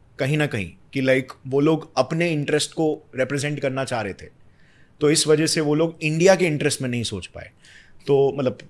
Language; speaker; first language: Hindi; native; Hindi